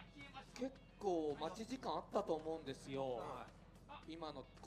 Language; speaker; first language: Japanese; native; Japanese